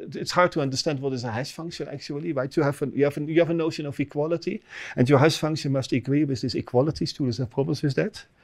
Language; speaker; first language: English; non-native, fluent; Dutch